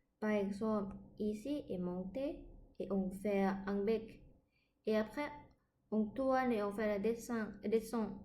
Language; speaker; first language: French; non-native, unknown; Thai